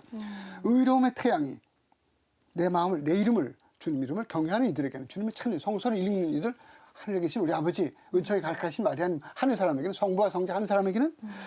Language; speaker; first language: Korean; native; Korean